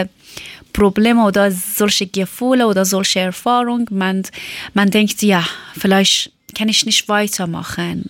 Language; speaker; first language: German; non-native, learner; Persian